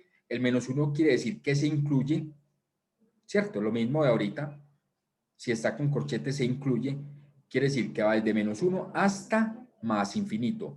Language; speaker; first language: Spanish; native; Spanish